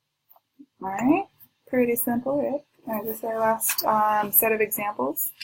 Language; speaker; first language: English; native; English